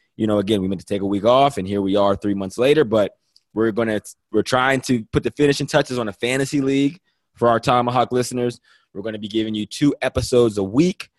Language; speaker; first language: English; native; English